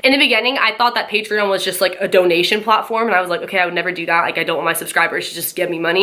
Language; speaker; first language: English; native; English